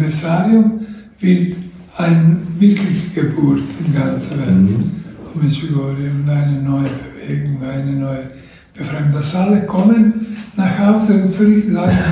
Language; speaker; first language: German; non-native, learner; Croatian